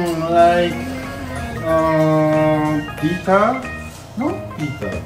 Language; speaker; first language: English; non-native, local second language; Filipino